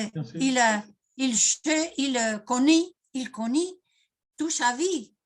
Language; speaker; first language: French; non-native, fluent; Spanish